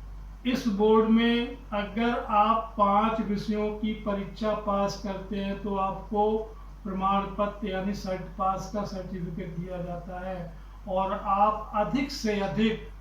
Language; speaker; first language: Hindi; native; Hindi